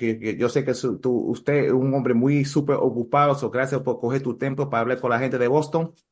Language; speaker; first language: Spanish; early bilingual, heritage; Spanish